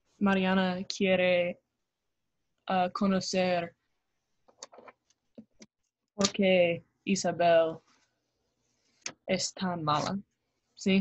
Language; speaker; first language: Spanish; non-native, learner; English